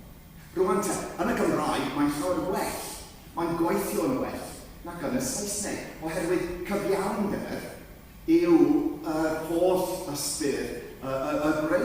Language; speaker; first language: Welsh; non-native, fluent; English